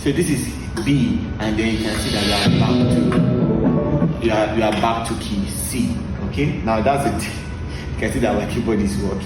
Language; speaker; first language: English; non-native, local second language; Yoruba